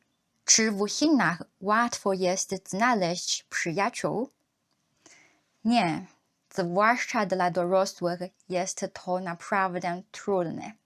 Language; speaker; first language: Polish; non-native, learner; Chinese